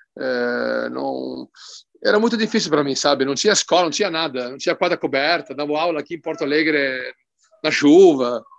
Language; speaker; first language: Portuguese; non-native, fluent; Italian